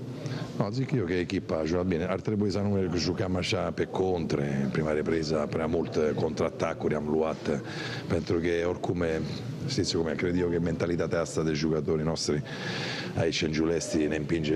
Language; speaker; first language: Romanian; non-native, fluent; Italian